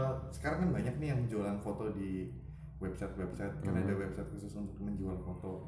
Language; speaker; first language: Indonesian; native; Indonesian